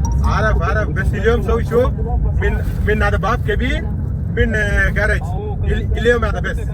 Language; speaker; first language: Arabic; non-native, learner; Hindi